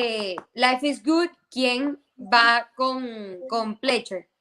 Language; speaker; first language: Spanish; native; Spanish